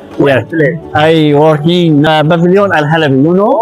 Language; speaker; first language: English; non-native, learner; Arabic